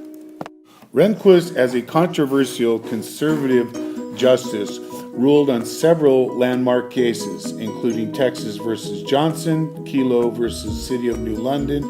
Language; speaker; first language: English; native; English